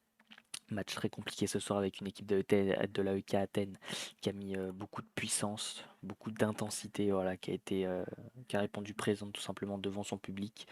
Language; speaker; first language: French; native; French